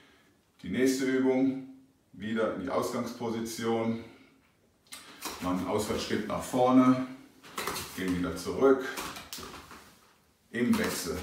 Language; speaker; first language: German; native; German